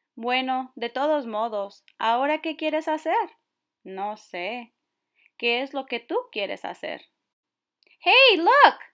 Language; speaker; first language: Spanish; early bilingual, heritage; Spanish